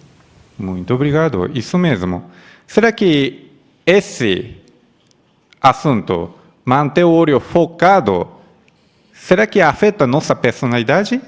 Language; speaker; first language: Portuguese; non-native, fluent; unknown